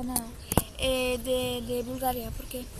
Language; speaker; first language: Spanish; non-native, fluent; Bulgarian